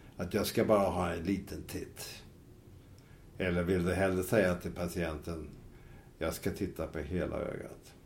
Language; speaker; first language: Swedish; native; Swedish